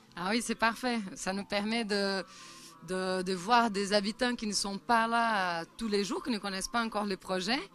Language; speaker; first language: French; non-native, fluent; Portuguese